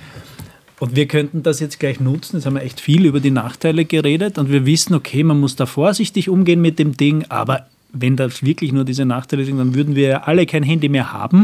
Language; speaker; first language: German; native; German